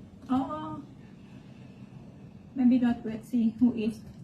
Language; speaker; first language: English; non-native, learner; Thai